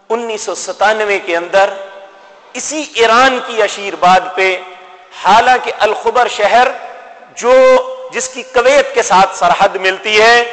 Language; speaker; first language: Urdu; non-native, local second language; Punjabi